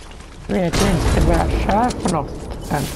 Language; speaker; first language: Swedish; early bilingual, other home language; Chinese